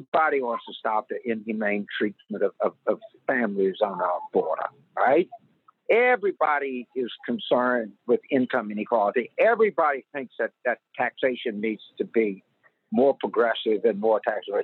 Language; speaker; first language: English; native; English